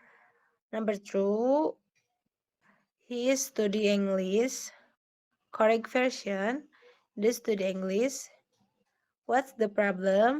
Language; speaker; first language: English; non-native, learner; Indonesian